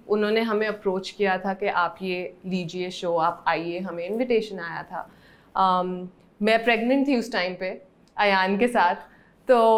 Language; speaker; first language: Hindi; native; Hindi